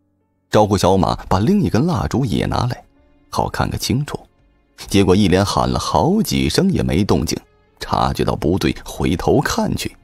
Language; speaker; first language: Chinese; native; Chinese